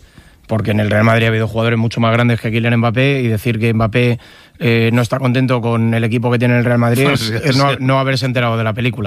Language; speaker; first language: Spanish; native; Spanish